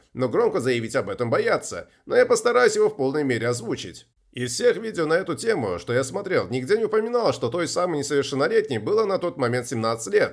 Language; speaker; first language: Russian; native; Russian